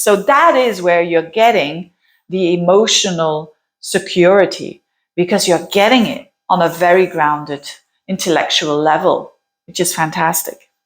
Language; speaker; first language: English; non-native, fluent; Dutch